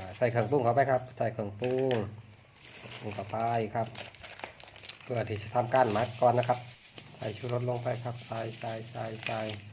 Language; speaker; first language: Thai; native; Thai